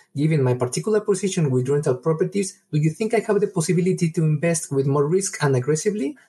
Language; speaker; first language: English; non-native, fluent; Spanish